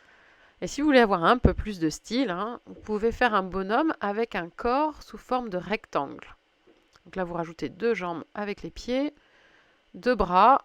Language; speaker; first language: French; native; French